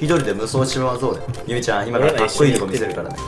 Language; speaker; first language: Japanese; native; Japanese